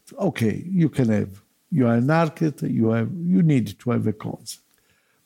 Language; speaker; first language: English; non-native, learner; Italian